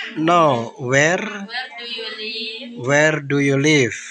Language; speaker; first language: English; non-native, learner; Indonesian